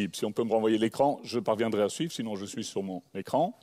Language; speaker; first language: French; native; French